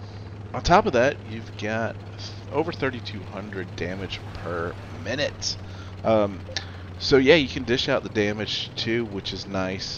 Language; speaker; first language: English; native; English